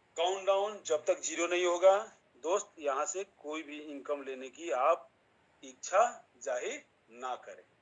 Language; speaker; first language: Hindi; native; Hindi